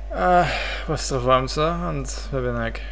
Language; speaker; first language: Welsh; non-native, fluent; English